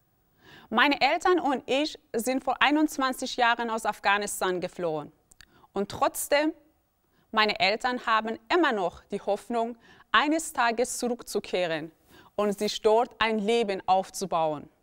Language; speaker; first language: German; early bilingual, other home language; Persian